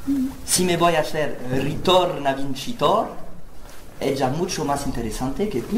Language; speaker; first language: Spanish; non-native, learner; French